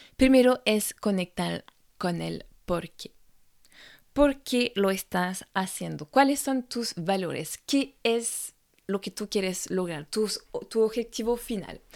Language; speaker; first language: Spanish; non-native, fluent; French